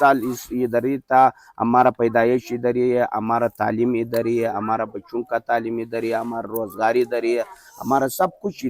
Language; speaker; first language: Hindi; non-native, local second language; Pashto